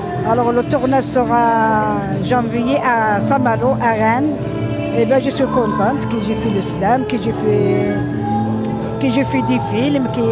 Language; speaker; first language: French; non-native, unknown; Arabic